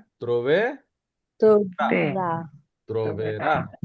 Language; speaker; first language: Italian; non-native, learner; Bangla